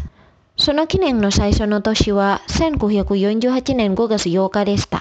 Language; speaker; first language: Japanese; non-native, fluent; Indonesian